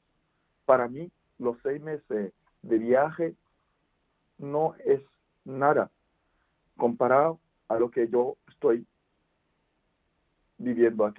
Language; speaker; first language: Spanish; non-native, fluent; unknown